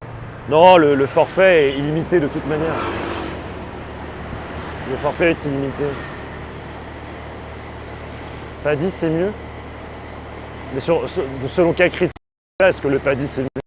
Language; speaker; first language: French; native; French